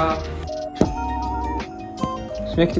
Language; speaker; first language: German; non-native, learner; Japanese